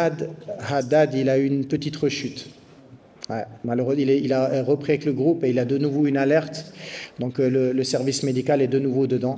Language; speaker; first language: French; native; French